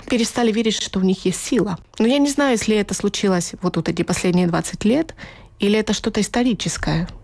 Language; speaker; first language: Russian; native; Russian